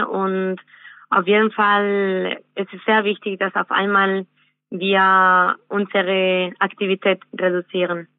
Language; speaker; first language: German; non-native, fluent; Spanish